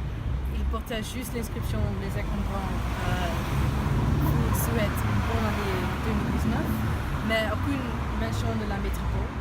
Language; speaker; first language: French; non-native, learner; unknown